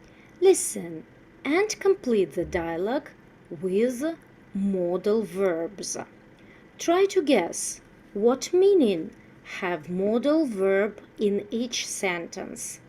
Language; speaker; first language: English; non-native, fluent; Russian